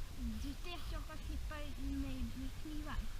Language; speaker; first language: Swedish; early bilingual, other home language; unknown